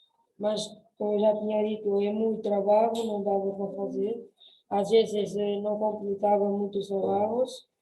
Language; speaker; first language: Spanish; non-native, learner; Portuguese